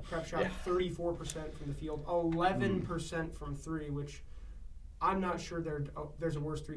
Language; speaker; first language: English; native; English